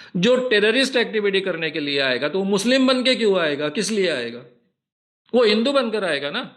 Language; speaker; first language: Hindi; non-native, local second language; Marathi